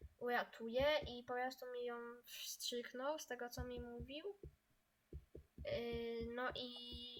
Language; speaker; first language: Polish; native; Polish